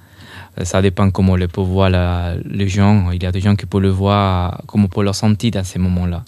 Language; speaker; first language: French; non-native, fluent; Spanish